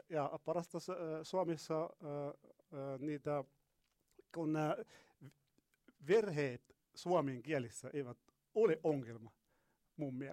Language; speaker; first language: Finnish; non-native, learner; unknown